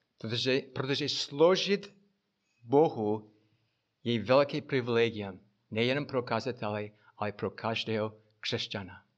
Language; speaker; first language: Czech; non-native, fluent; English